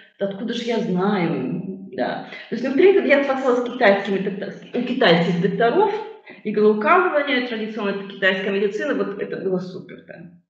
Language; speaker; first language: Russian; native; Russian